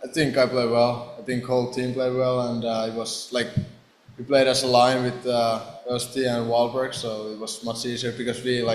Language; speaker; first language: English; non-native, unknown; Finnish